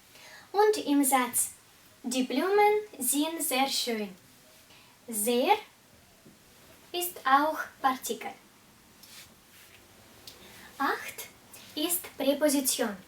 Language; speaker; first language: German; non-native, fluent; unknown